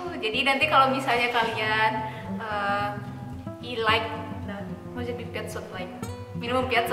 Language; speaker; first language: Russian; non-native, learner; Indonesian